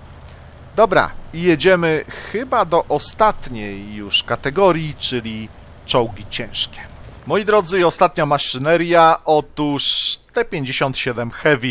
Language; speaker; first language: Polish; native; Polish